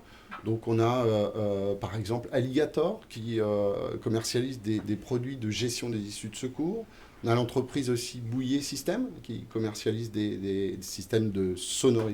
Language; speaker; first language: French; native; French